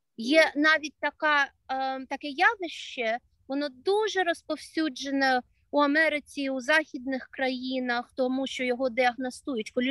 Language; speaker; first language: Ukrainian; non-native, local second language; Russian